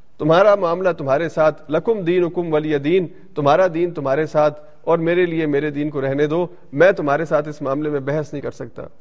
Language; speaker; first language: Urdu; early bilingual, heritage; Urdu